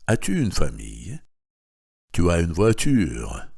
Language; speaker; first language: French; non-native, fluent; Russian